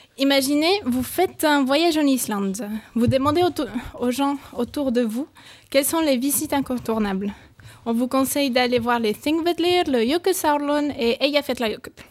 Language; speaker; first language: French; non-native, fluent; Spanish